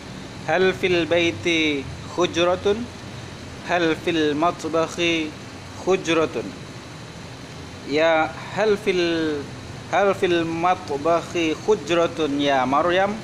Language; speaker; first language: Arabic; non-native, learner; Indonesian